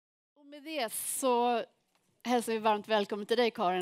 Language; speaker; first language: Swedish; native; Swedish